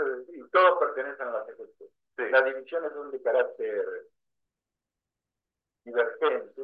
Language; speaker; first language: Spanish; native; Spanish